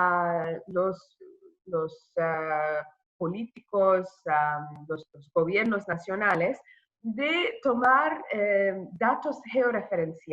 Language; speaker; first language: Spanish; non-native, fluent; English